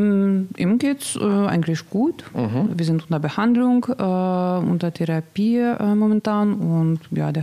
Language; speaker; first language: German; non-native, learner; Russian